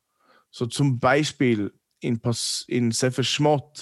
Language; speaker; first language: German; non-native, fluent; English